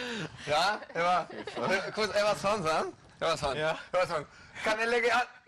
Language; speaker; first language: Norwegian; non-native, fluent; Spanish